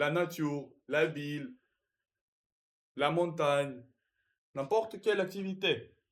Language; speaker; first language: French; non-native, learner; Russian